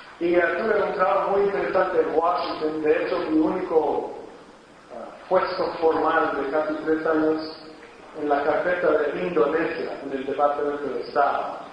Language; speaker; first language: Spanish; non-native, fluent; English